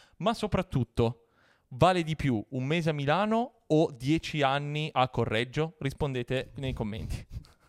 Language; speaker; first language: Italian; native; Italian